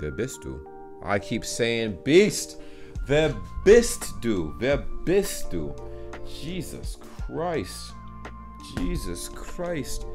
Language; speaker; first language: German; non-native, learner; English